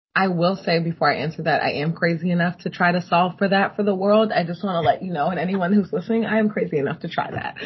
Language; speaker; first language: English; native; English